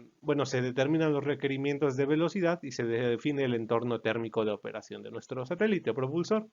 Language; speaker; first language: Spanish; native; Spanish